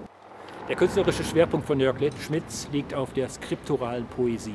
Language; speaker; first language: German; native; German